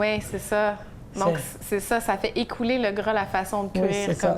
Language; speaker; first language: French; native; French